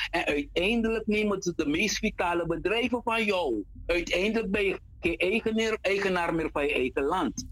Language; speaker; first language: Dutch; native; Dutch